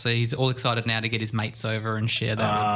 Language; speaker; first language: English; native; English